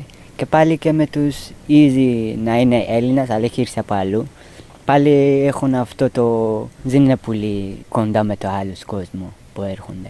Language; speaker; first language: Greek; non-native, learner; Persian